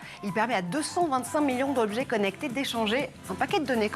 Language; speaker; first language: French; native; French